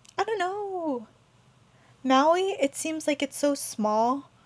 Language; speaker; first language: English; native; English